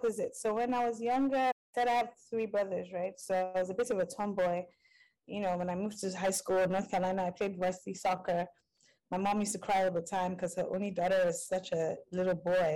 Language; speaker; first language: English; non-native, local second language; Igbo